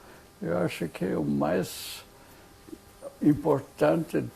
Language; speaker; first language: Portuguese; non-native, fluent; German